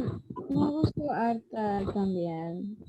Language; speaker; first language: Spanish; non-native, learner; English